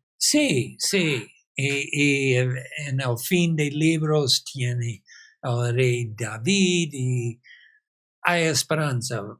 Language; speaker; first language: Spanish; non-native, fluent; English